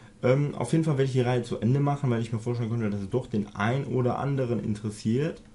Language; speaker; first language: German; native; German